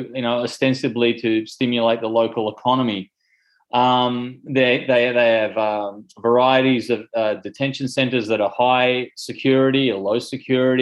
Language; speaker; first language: English; non-native, local second language; Greek